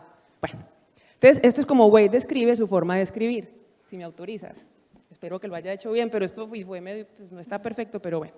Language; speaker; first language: Spanish; native; Spanish